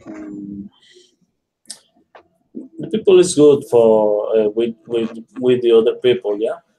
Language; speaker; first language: English; non-native, learner; Spanish